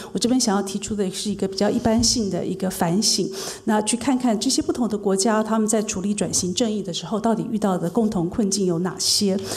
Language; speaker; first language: Chinese; native; Chinese